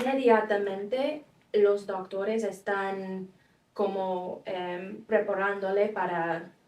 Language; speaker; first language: Spanish; non-native, fluent; English